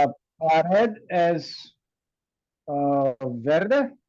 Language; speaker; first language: Spanish; non-native, learner; English